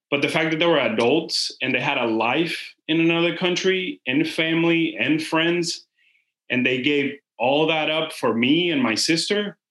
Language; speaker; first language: English; non-native, fluent; Spanish